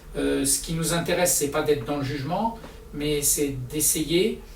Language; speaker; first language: French; native; French